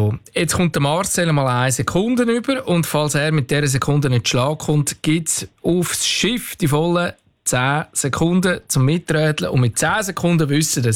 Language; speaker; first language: German; native; German